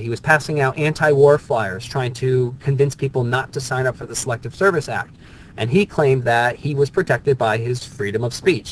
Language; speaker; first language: English; native; English